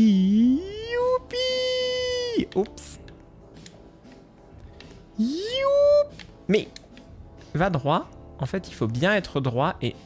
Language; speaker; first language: French; native; French